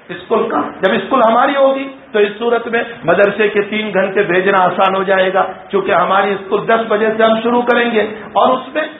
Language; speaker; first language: Urdu; non-native, local second language; Gujarati